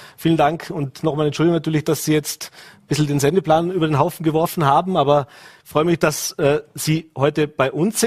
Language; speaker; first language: German; native; German